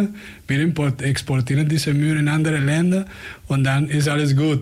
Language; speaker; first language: German; non-native, fluent; Spanish